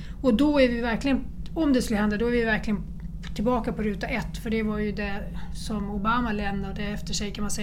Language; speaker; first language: Swedish; native; Swedish